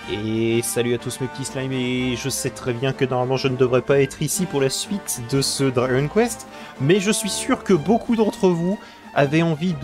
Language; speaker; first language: French; native; French